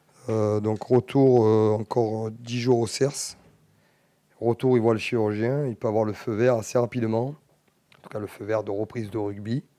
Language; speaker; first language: French; native; French